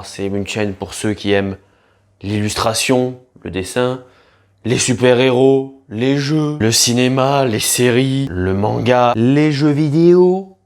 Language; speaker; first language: French; native; French